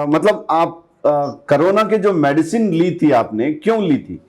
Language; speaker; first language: Hindi; non-native, local second language; Telugu